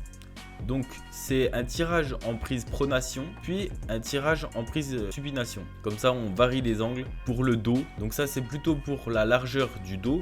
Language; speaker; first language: French; native; French